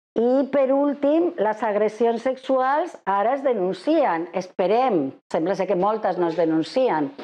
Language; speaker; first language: Catalan; non-native, fluent; Spanish